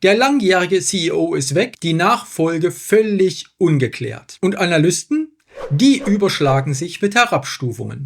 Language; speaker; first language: German; native; German